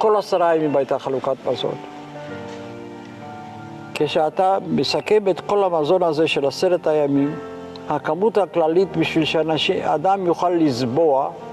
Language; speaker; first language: Hebrew; non-native, fluent; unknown